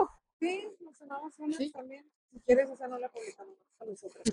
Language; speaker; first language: Spanish; native; Spanish